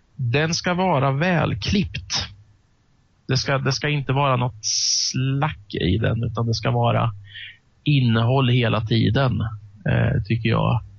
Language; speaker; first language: Swedish; native; Swedish